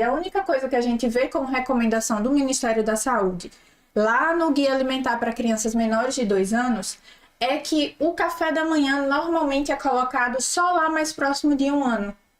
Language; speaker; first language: Portuguese; native; Portuguese